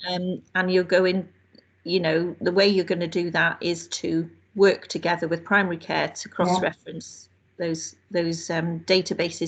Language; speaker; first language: English; native; English